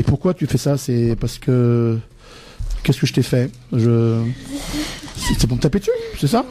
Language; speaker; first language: French; native; French